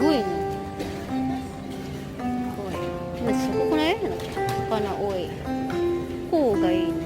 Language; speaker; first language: Japanese; non-native, learner; Filipino